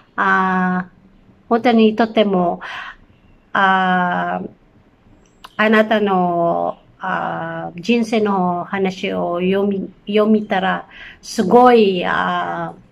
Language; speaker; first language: Japanese; non-native, learner; Filipino